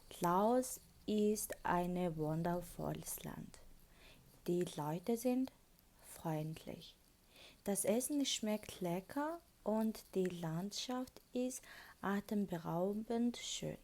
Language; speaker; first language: German; non-native, fluent; Mongolian